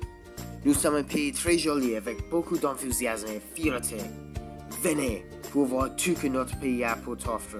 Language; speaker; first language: French; non-native, learner; English